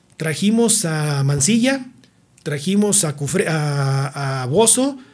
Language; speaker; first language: Spanish; native; Spanish